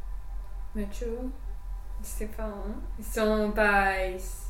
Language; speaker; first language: French; non-native, fluent; English